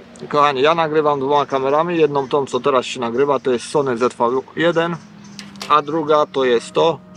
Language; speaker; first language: Polish; native; Polish